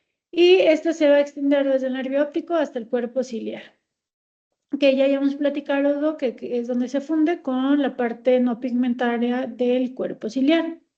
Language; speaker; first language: Spanish; native; Spanish